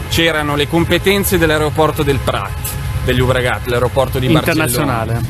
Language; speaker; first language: Italian; non-native, fluent; Catalan